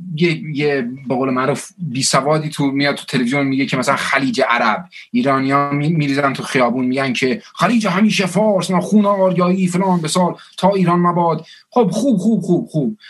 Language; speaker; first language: Persian; early bilingual, heritage; Persian